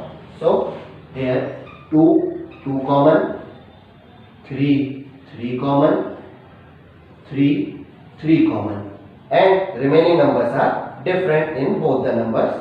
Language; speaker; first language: English; non-native, local second language; Hindi